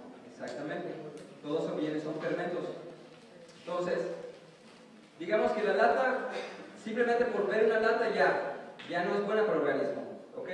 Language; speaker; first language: Spanish; native; Spanish